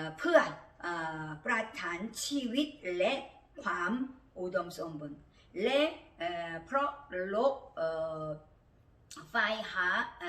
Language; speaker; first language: Thai; non-native, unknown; Korean